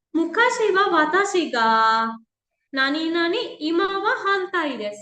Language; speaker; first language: Japanese; non-native, fluent; Sinhala